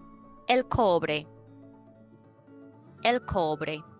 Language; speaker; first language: Spanish; non-native, fluent; English